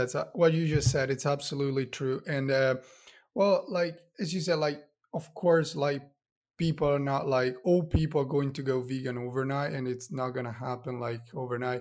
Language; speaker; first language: English; non-native, fluent; Italian